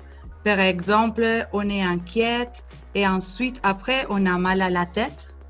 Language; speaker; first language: French; non-native, fluent; Spanish